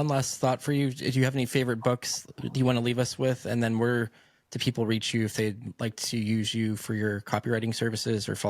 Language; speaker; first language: English; native; English